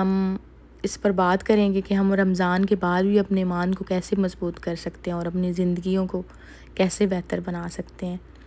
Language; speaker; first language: Urdu; native; Urdu